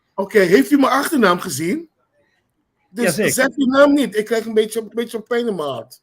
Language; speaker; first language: Dutch; non-native, local second language; Papiamento